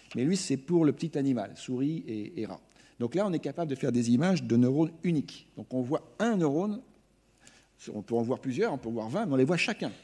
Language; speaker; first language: French; native; French